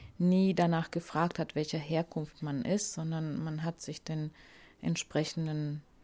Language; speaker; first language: German; non-native, fluent; Hungarian